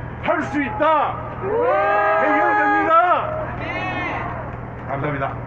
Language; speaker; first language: Korean; native; Korean